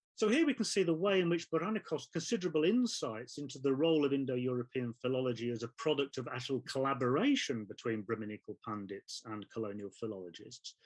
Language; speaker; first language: English; native; English